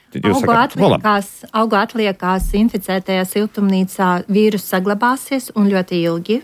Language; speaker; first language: Latvian; non-native, local second language; Russian